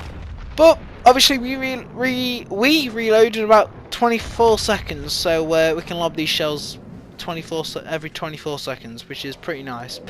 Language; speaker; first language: English; native; English